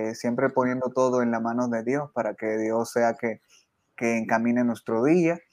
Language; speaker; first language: Spanish; native; Spanish